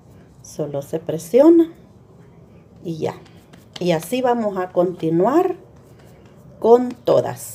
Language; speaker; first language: Spanish; native; Spanish